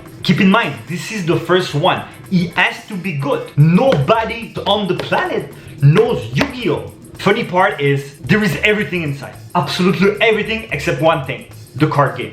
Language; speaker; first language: English; non-native, fluent; French